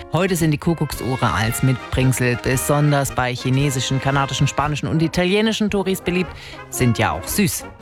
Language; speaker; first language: German; native; German